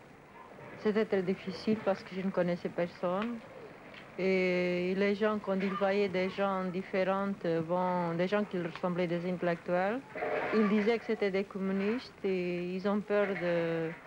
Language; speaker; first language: French; non-native, fluent; Portuguese